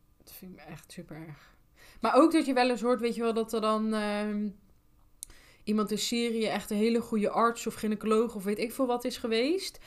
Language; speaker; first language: Dutch; native; Dutch